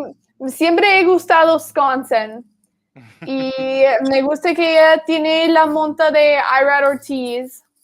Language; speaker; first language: Spanish; non-native, fluent; English